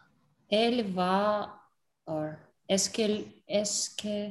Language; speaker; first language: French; non-native, learner; English